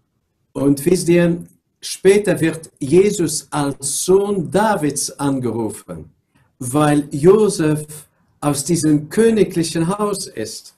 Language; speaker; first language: German; non-native, local second language; Luxembourgish